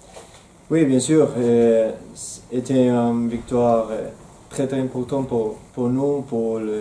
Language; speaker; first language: French; non-native, learner; Spanish